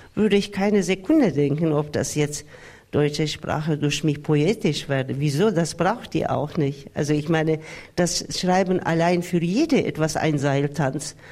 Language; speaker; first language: German; non-native, fluent; Turkish